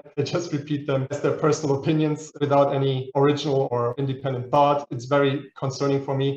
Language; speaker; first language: English; non-native, fluent; German